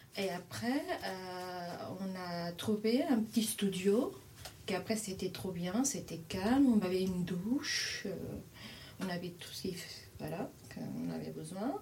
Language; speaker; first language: French; non-native, fluent; Portuguese